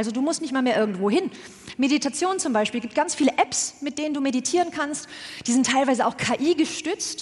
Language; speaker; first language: German; native; German